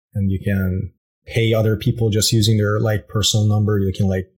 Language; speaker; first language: English; non-native, fluent; Persian